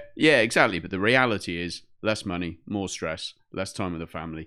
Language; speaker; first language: English; native; English